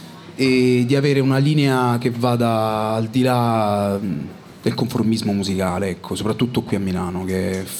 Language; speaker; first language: Italian; native; Italian